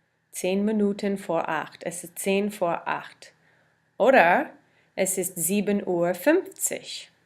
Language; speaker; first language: German; non-native, fluent; English